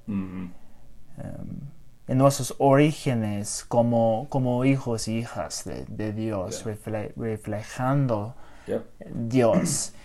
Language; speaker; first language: Spanish; non-native, learner; English